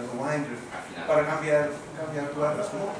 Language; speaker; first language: Spanish; non-native, fluent; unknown